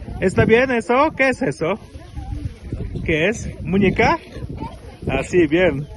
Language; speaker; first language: Spanish; non-native, learner; Polish